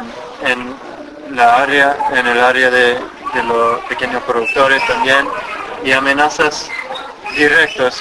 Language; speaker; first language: Spanish; non-native, fluent; English